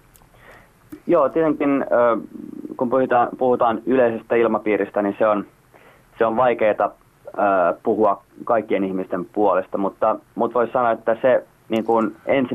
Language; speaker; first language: Finnish; native; Finnish